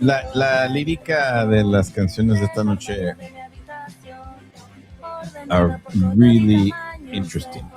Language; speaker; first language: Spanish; early bilingual, heritage; Spanish